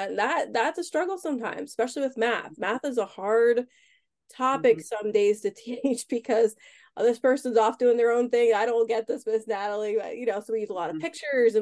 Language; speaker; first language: English; native; English